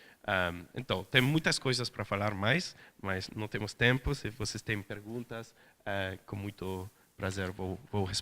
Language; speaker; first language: Portuguese; non-native, fluent; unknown